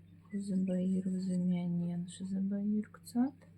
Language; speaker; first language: Hebrew; non-native, fluent; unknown